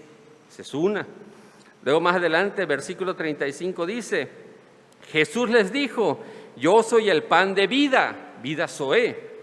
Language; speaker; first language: Spanish; native; Spanish